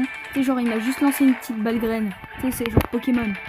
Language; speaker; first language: French; native; French